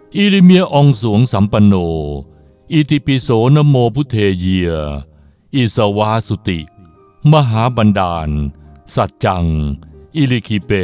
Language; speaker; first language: Thai; native; Thai